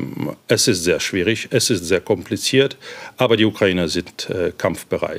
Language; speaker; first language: German; non-native, fluent; Ukrainian